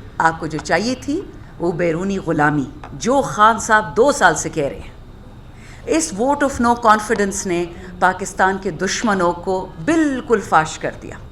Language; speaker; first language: Urdu; non-native, local second language; Pashto